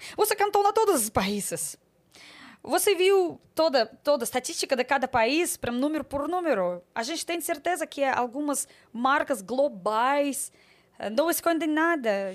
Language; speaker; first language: Portuguese; non-native, fluent; Russian